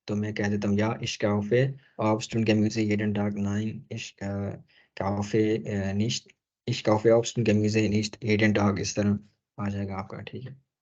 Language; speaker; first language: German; non-native, fluent; Urdu